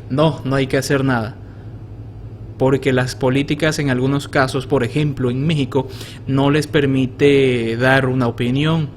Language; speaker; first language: Spanish; native; Spanish